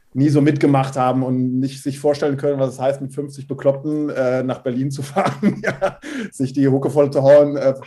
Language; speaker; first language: German; non-native, fluent; Czech